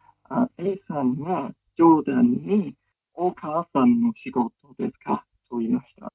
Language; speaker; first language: Japanese; non-native, learner; English